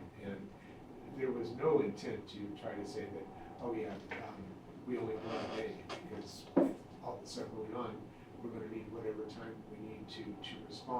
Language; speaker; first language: English; native; English